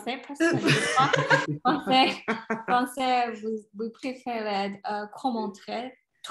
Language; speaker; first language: French; non-native, learner; Chinese